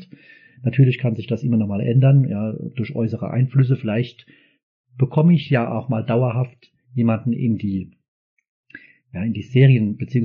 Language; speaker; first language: German; native; German